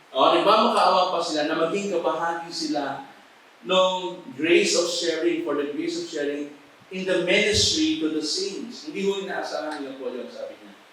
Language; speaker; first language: Filipino; native; Filipino